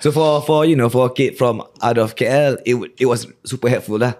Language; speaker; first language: English; non-native, local second language; Malay